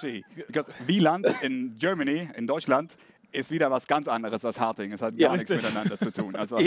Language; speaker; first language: German; native; German